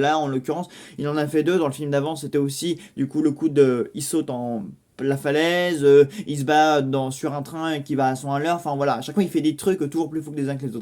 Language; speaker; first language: French; native; French